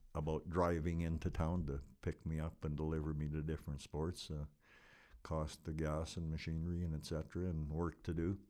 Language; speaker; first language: English; non-native, fluent; Ukrainian